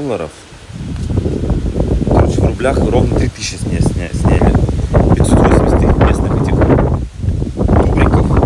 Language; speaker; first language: Russian; native; Russian